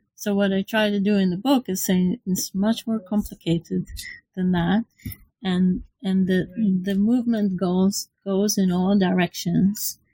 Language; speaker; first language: English; non-native, fluent; Hebrew